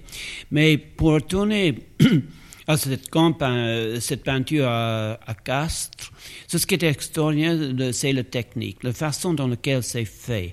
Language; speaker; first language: French; non-native, fluent; English